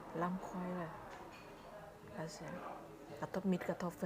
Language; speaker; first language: German; non-native, learner; Thai